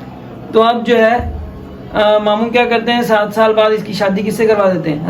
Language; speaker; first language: Urdu; native; Urdu